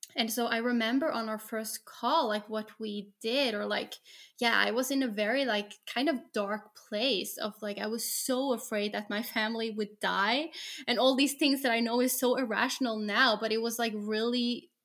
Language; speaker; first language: English; non-native, fluent; Norwegian